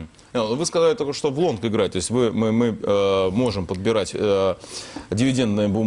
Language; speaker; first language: Russian; native; Russian